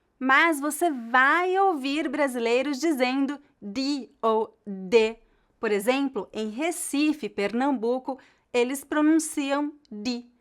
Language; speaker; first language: Portuguese; native; Portuguese